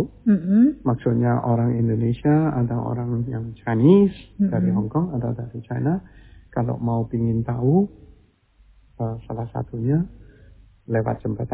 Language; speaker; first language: Indonesian; early bilingual, heritage; Chinese